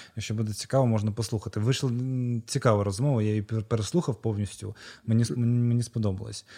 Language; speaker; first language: Ukrainian; non-native, local second language; Russian